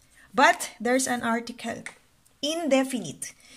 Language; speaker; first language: English; non-native, local second language; Filipino